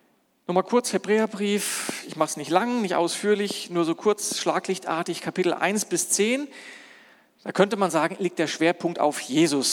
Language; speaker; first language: German; native; German